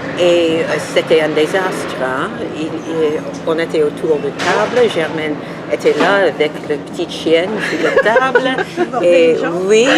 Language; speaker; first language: French; non-native, fluent; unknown